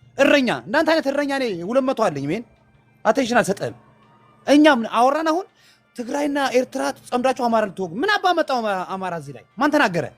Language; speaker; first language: Amharic; non-native, local second language; Tigrinya